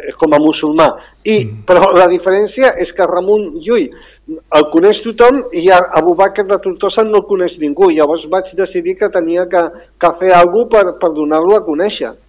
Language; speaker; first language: Catalan; non-native, local second language; Spanish